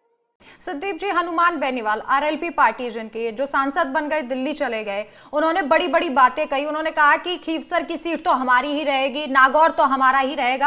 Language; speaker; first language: Hindi; native; Hindi